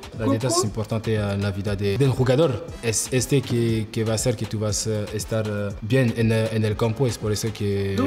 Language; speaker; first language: Spanish; non-native, learner; French